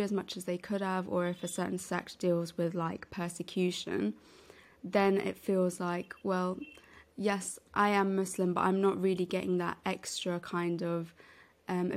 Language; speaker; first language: English; non-native, local second language; Urdu